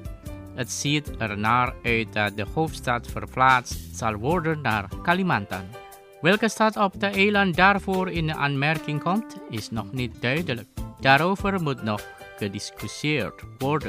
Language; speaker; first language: Dutch; non-native, fluent; Indonesian